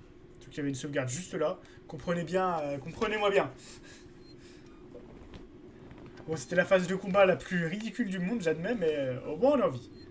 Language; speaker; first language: French; native; French